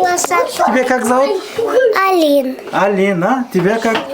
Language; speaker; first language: Russian; non-native, learner; Kyrgyz